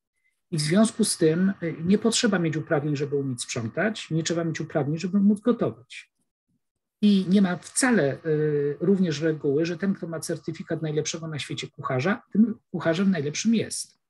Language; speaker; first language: Polish; native; Polish